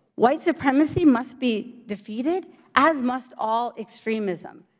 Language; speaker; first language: English; early bilingual, other home language; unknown